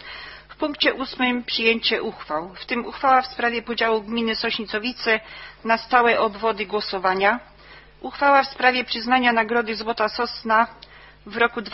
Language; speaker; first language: Polish; native; Polish